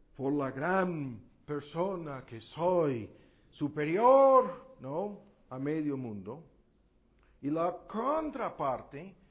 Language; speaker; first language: Spanish; non-native, fluent; English